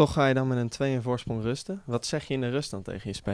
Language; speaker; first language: Dutch; native; Dutch